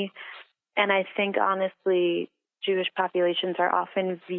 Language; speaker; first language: English; native; English